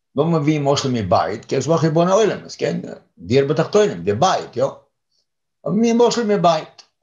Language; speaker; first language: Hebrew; non-native, fluent; English